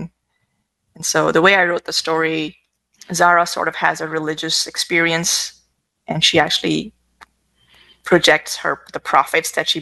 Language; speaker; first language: English; non-native, local second language; Urdu